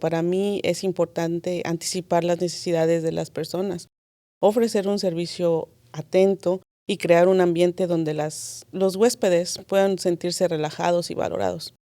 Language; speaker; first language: Spanish; native; Spanish